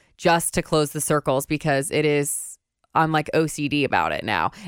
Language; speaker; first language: English; native; English